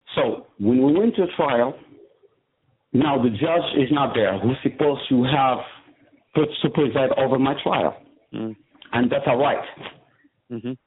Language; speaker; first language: English; non-native, fluent; Arabic